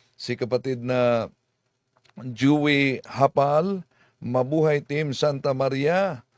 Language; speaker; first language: Filipino; non-native, local second language; Cebuano